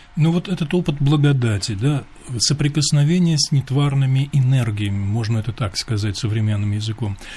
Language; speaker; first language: Russian; native; Russian